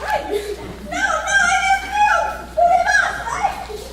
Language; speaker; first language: Spanish; non-native, learner; English